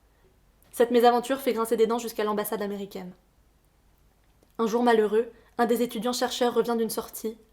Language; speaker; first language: French; native; French